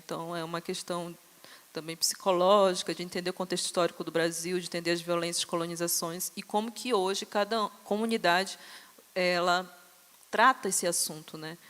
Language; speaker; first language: Portuguese; native; Portuguese